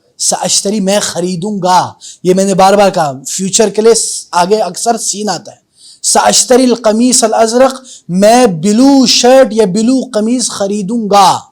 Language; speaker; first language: Urdu; native; Urdu